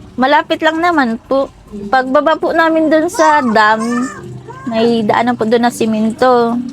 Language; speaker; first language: Filipino; non-native, local second language; Cebuano